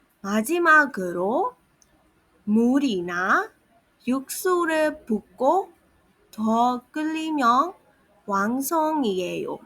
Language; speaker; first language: Korean; non-native, fluent; Burmese